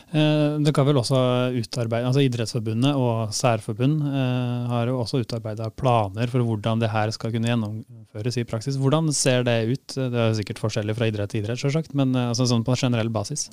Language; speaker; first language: Norwegian; native; Norwegian